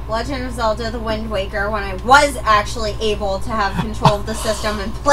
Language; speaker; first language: English; native; English